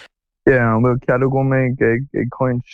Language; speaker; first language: Irish; non-native, learner; English